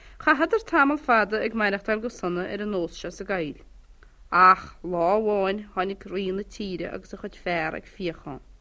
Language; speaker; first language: Irish; native; Irish